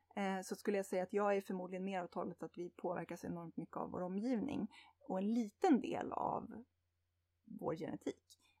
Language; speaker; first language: Swedish; native; Swedish